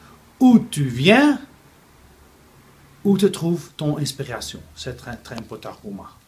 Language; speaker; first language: French; non-native, fluent; Riffian